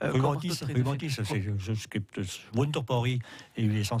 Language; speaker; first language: German; non-native, learner; French